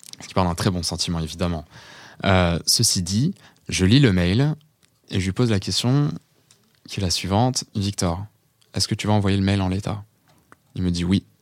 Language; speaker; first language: French; early bilingual, other home language; Portuguese